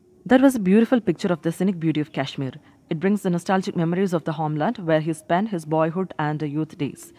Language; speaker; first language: English; non-native, local second language; Malayalam